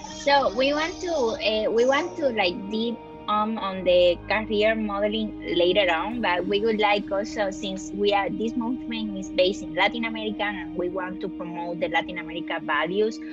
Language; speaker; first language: English; non-native, learner; Spanish